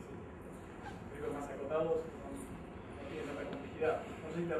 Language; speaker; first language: Spanish; native; Spanish